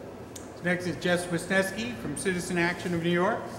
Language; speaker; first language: English; native; English